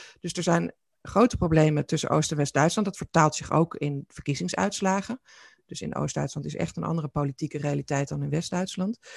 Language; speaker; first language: Dutch; native; Dutch